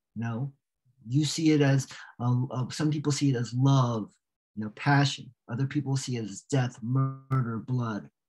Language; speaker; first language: English; native; English